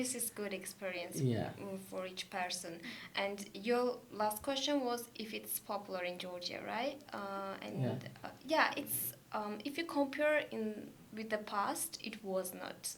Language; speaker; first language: English; non-native, learner; Georgian